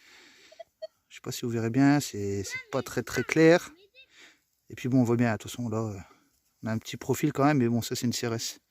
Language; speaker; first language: French; native; French